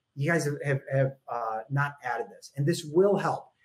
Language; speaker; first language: English; native; English